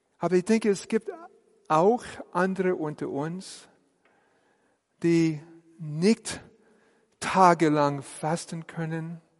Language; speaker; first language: German; non-native, fluent; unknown